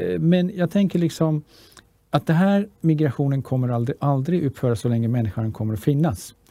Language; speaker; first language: Swedish; early bilingual, other home language; Persian